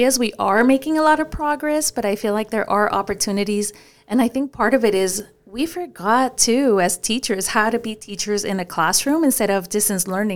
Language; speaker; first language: English; early bilingual, other home language; Spanish